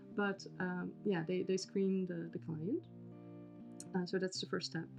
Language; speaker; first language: English; non-native, fluent; Dutch